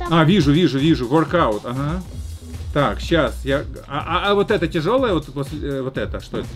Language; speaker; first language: Russian; native; Russian